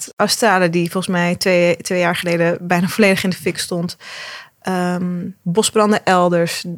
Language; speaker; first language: Dutch; early bilingual, other home language; Arabic